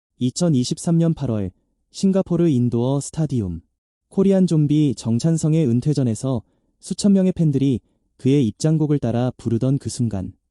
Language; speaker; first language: Korean; native; Korean